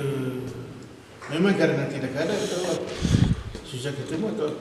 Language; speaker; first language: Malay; non-native, local second language; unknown